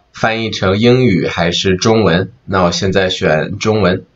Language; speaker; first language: Chinese; native; Chinese